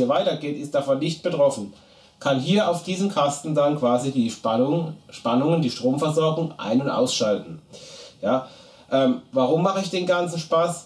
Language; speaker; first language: German; native; German